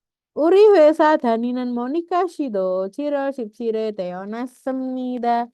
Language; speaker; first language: Korean; non-native, fluent; Indonesian